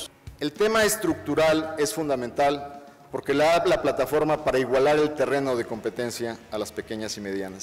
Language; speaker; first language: Spanish; native; Spanish